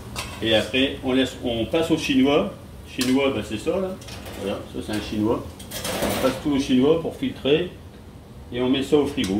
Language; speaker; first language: French; native; French